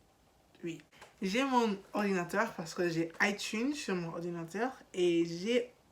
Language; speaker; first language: French; non-native, learner; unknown